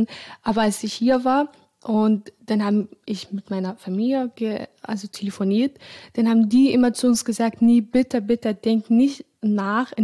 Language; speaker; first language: German; early bilingual, other home language; Arabic